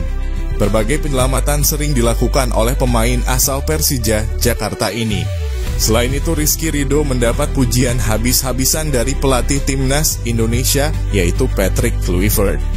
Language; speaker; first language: Indonesian; native; Indonesian